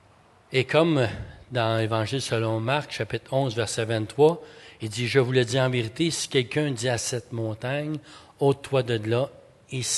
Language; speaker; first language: French; native; French